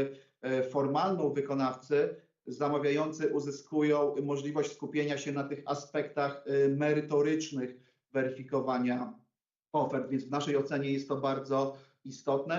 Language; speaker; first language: Polish; native; Polish